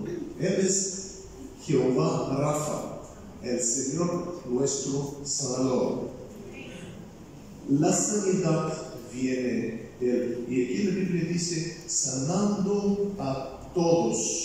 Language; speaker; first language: Spanish; non-native, fluent; Bulgarian